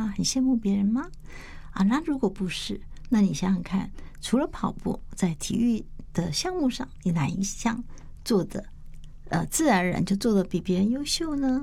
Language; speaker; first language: Chinese; native; Chinese